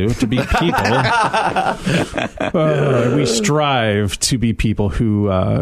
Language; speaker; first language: English; native; English